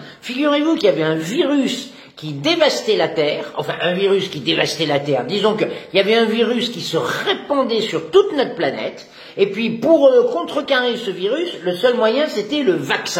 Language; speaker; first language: French; native; French